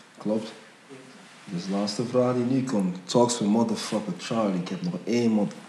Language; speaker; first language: Dutch; early bilingual, other home language; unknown